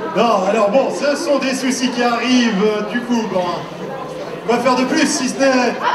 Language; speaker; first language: French; native; French